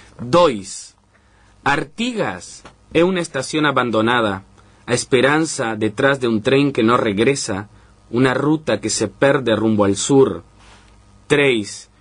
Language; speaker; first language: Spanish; native; Spanish